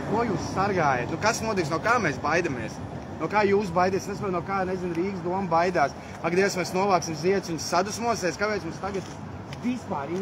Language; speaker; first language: Latvian; native; Latvian